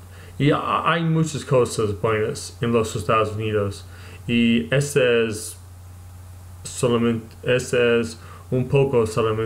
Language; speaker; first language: Spanish; non-native, learner; English